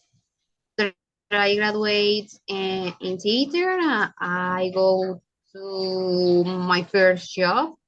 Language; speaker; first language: English; non-native, learner; Spanish